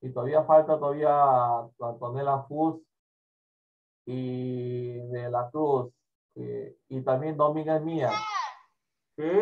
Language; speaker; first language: Spanish; native; Spanish